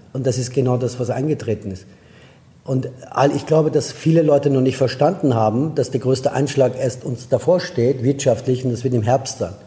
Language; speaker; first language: German; non-native, fluent; Persian